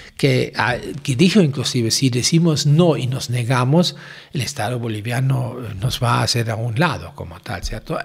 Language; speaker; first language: Spanish; non-native, fluent; German